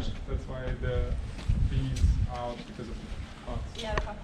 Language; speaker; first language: English; non-native, learner; Turkish